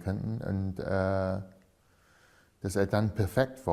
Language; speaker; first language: German; non-native, fluent; English